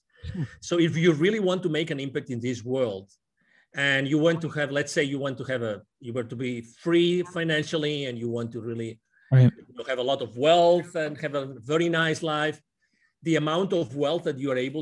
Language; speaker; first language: English; non-native, fluent; Spanish